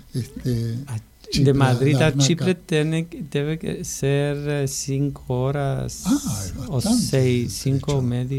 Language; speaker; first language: Spanish; non-native, fluent; Greek